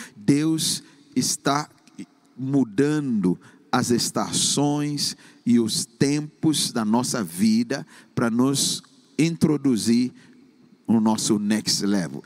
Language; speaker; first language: Portuguese; non-native, fluent; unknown